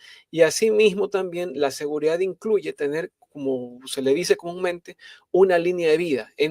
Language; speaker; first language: Spanish; native; Spanish